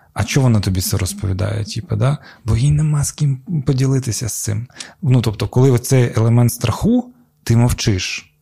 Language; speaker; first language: Ukrainian; non-native, local second language; Crimean Tatar